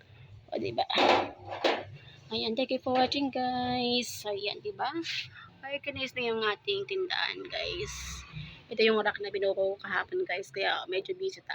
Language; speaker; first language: Filipino; native; Filipino